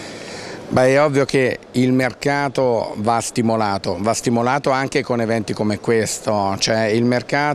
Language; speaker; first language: Italian; native; Italian